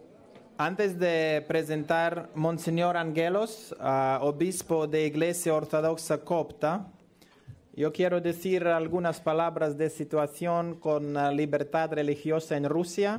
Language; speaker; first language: Spanish; non-native, learner; Russian